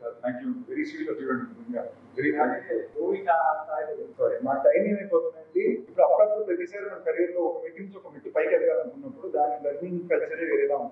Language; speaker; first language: Telugu; native; Telugu